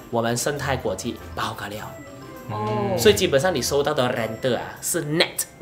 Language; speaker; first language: Chinese; native; Chinese